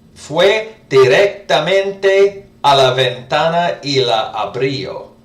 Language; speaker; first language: Spanish; non-native, learner; English